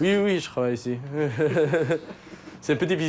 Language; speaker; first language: French; non-native, learner; English